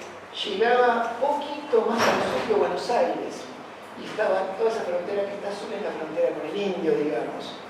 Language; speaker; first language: Spanish; native; Spanish